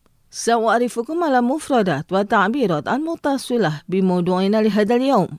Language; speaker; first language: Arabic; non-native, learner; Indonesian